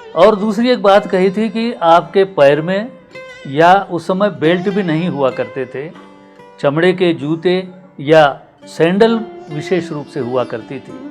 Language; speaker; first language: Hindi; non-native, local second language; Marathi